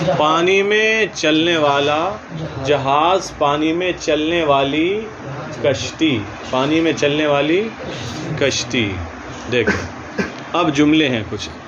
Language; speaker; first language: Urdu; native; Urdu